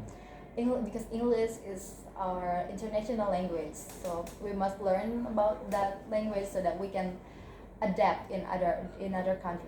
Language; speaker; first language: English; non-native, learner; Indonesian